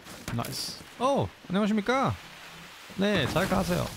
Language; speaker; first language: Korean; non-native, learner; German